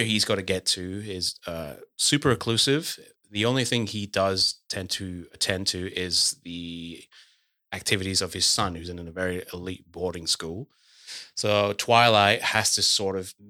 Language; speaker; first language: English; native; English